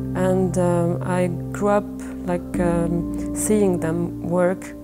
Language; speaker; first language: English; non-native, fluent; Arabic